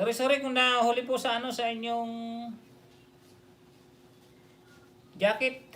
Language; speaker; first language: Filipino; non-native, local second language; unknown